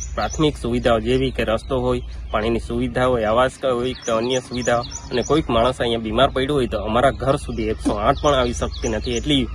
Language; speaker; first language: Gujarati; non-native, local second language; Gamit